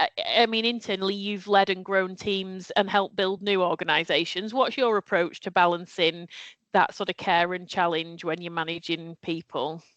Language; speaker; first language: English; native; English